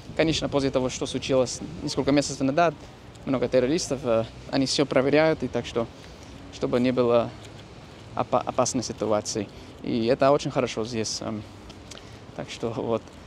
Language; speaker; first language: Russian; non-native, fluent; English